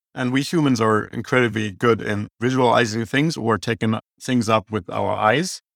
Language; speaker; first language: English; non-native, fluent; German